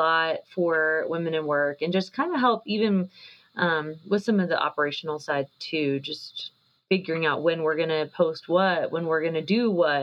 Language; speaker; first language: English; native; English